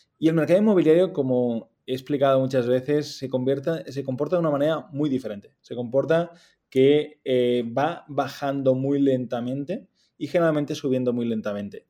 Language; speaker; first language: Spanish; native; Spanish